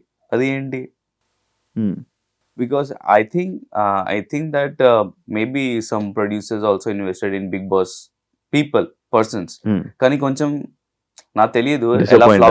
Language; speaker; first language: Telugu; non-native, learner; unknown